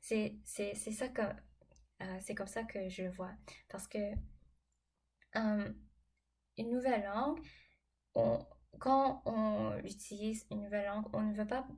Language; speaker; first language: French; non-native, fluent; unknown